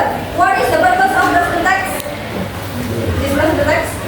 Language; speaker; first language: English; non-native, learner; Indonesian